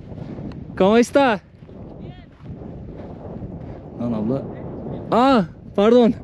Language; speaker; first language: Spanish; non-native, learner; Turkish